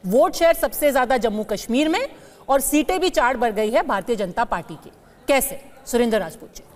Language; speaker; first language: Hindi; native; Hindi